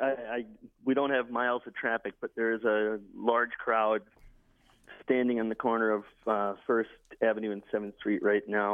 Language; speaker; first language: English; native; English